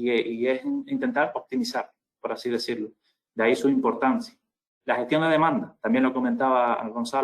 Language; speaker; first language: Spanish; native; Spanish